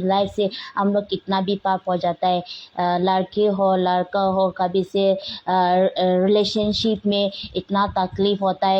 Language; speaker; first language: Hindi; non-native, local second language; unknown